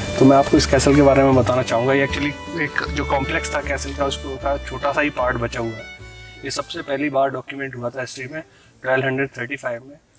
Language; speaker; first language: Hindi; native; Hindi